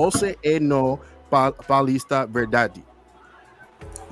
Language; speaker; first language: Portuguese; non-native, learner; English